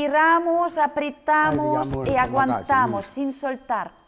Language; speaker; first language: Spanish; non-native, learner; Russian